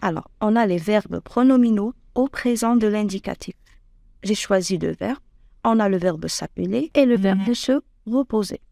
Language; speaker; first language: French; non-native, local second language; Arabic